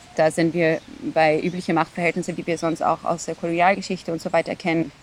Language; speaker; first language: German; non-native, fluent; Hebrew